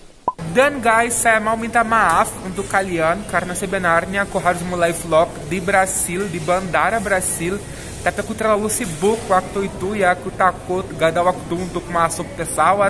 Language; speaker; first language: Indonesian; non-native, fluent; Portuguese